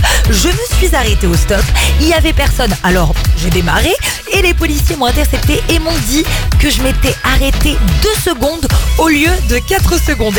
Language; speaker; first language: French; native; French